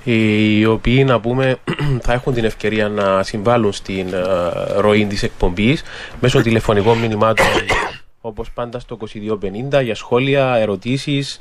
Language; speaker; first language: Greek; native; Greek